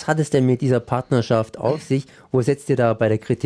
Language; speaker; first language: German; native; German